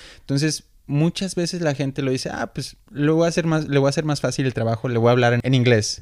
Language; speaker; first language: Spanish; native; Spanish